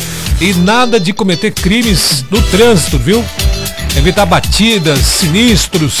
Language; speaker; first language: Portuguese; native; Portuguese